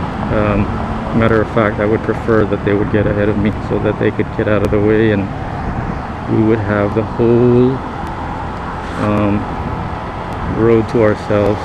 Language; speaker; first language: English; non-native, local second language; Filipino